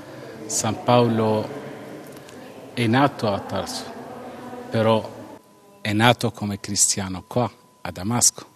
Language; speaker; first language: Italian; non-native, fluent; Arabic